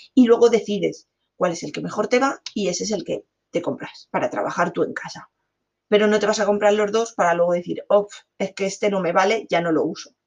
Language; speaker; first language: Spanish; native; Spanish